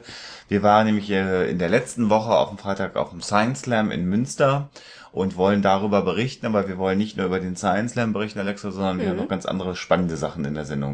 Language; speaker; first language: German; native; German